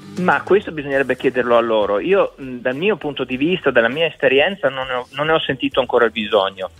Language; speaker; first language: Italian; non-native, fluent; Slovenian